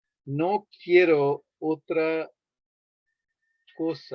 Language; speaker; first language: Spanish; non-native, fluent; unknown